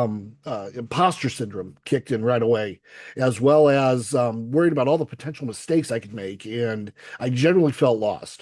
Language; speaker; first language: English; native; English